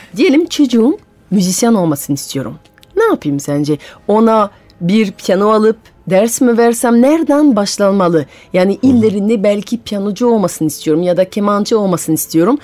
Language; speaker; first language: Turkish; non-native, fluent; French